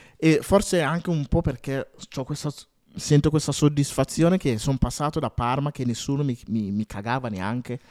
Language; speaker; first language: Italian; early bilingual, other home language; Akan